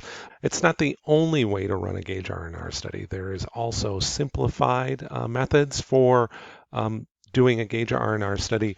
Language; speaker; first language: English; native; English